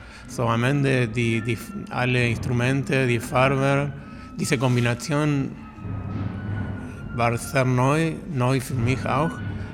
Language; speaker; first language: German; non-native, learner; Spanish